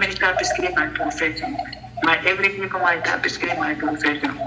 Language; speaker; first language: English; non-native, learner; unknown